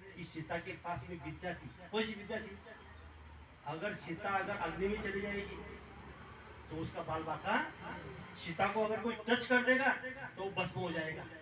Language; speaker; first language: Hindi; non-native, local second language; Marathi